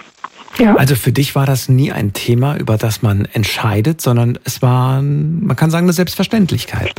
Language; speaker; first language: German; native; German